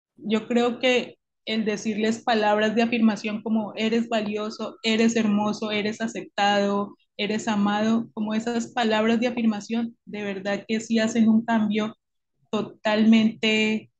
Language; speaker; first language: Spanish; native; Spanish